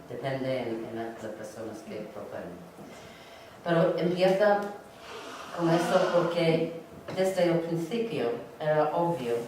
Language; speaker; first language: Spanish; non-native, learner; English